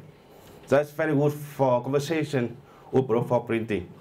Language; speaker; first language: English; non-native, learner; Vietnamese